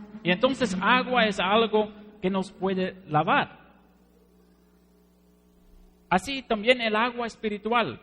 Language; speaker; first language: Spanish; non-native, fluent; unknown